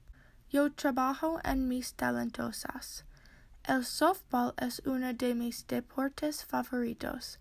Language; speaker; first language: Spanish; non-native, learner; English